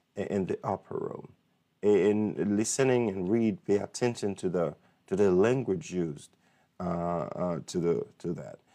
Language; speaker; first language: English; non-native, fluent; Haitian Creole